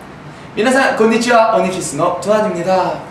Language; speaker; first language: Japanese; non-native, learner; Korean